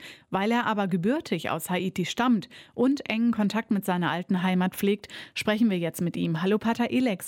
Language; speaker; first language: German; native; German